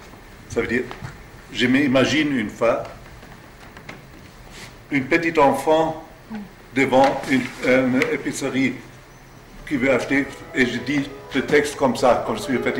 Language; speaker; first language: French; non-native, fluent; German